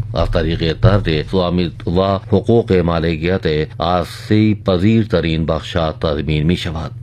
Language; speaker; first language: Persian; non-native, fluent; Urdu